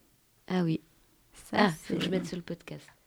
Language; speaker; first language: French; native; French